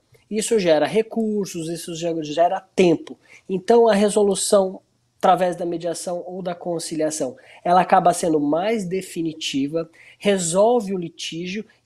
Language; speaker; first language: Portuguese; native; Portuguese